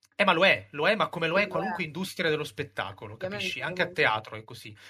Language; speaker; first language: Italian; native; Italian